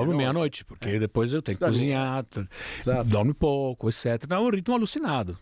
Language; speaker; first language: Portuguese; non-native, fluent; Italian